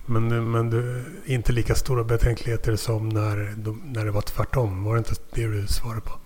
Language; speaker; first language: Swedish; native; Swedish